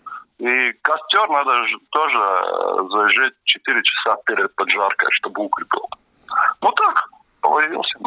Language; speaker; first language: Russian; non-native, local second language; Latvian